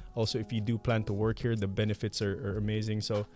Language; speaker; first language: English; non-native, local second language; Filipino